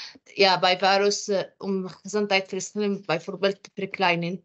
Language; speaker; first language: Dutch; non-native, fluent; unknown